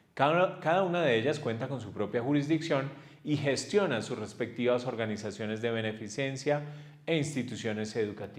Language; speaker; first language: Spanish; native; Spanish